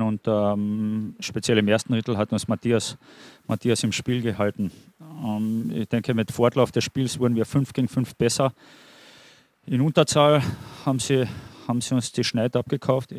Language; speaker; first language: German; native; German